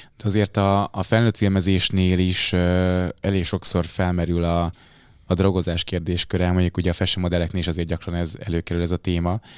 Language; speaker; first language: Hungarian; native; Hungarian